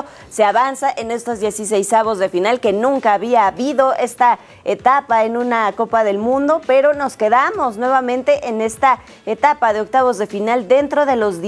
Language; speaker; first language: Spanish; native; Spanish